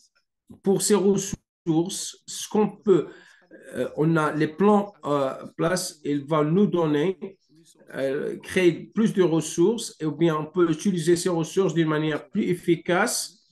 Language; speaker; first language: French; non-native, fluent; English